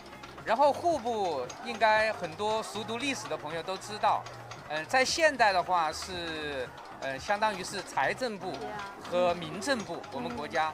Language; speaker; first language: Chinese; native; Chinese